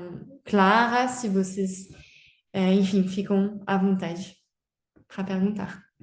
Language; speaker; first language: Portuguese; non-native, fluent; French